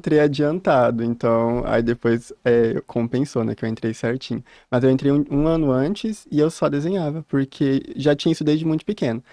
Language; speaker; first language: Portuguese; native; Portuguese